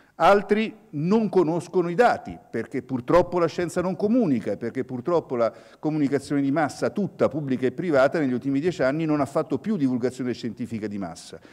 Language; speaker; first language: Italian; native; Italian